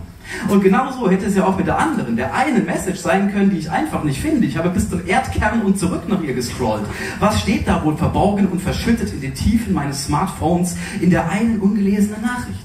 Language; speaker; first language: German; native; German